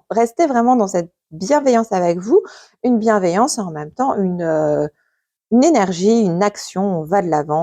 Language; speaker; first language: French; native; French